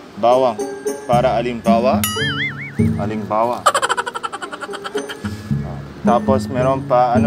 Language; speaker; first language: Filipino; non-native, learner; Arabic